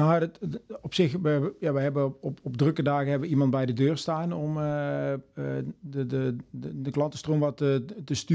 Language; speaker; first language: Dutch; native; Dutch